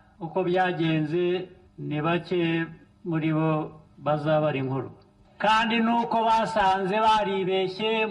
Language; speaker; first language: Kinyarwanda; early bilingual, heritage; Kinyarwanda